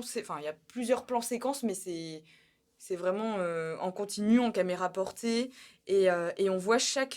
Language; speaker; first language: French; native; French